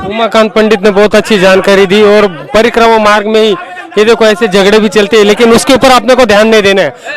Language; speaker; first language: Hindi; non-native, local second language; Marathi